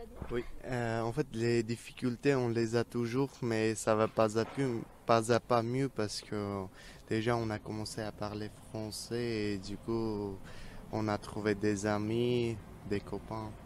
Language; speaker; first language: French; early bilingual, other home language; Armenian